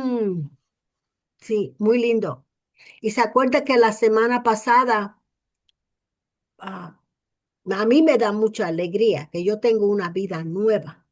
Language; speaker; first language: Spanish; early bilingual, heritage; English